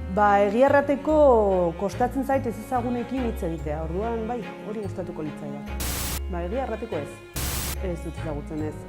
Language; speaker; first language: Basque; non-native, local second language; Spanish